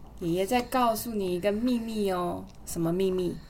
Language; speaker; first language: Chinese; native; Chinese